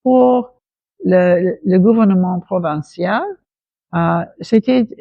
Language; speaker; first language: French; non-native, fluent; English